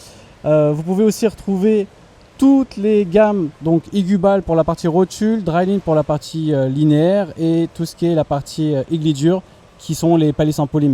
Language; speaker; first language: French; native; French